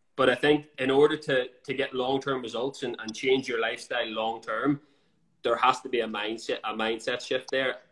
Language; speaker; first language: English; native; English